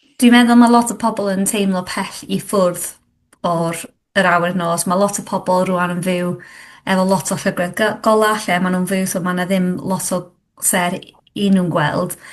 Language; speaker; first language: Welsh; non-native, local second language; English